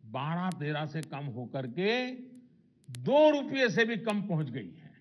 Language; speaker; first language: Hindi; non-native, local second language; Gujarati